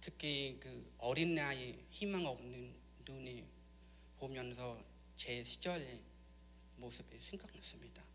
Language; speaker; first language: Korean; non-native, learner; Khmer